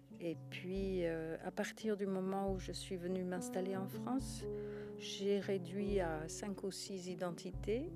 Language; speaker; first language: French; non-native, fluent; English